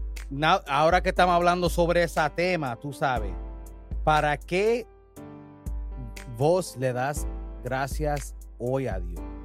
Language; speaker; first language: Spanish; early bilingual, heritage; Spanish